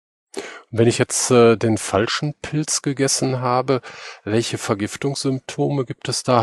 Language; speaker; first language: German; native; German